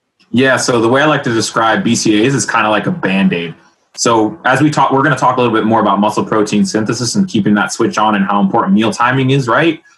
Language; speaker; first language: English; early bilingual, other home language; Spanish